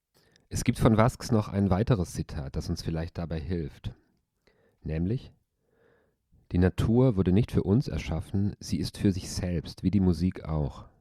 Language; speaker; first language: German; native; German